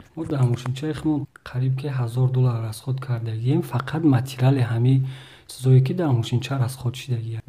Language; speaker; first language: Tajik; native; Tajik